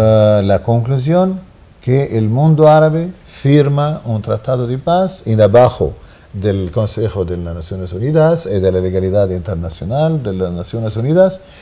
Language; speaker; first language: Spanish; non-native, fluent; Arabic